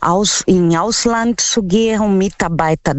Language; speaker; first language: German; non-native, learner; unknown